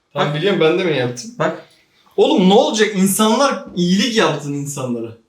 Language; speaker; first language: Turkish; native; Turkish